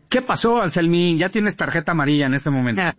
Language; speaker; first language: Spanish; native; Spanish